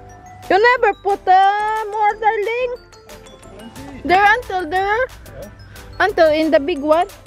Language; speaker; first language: English; non-native, learner; Filipino